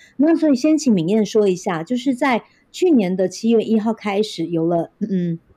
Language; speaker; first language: Chinese; native; Chinese